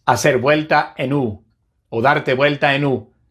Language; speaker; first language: Spanish; non-native, fluent; English